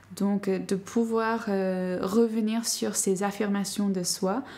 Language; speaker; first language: French; non-native, fluent; English